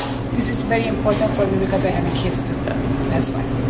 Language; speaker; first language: English; non-native, learner; Persian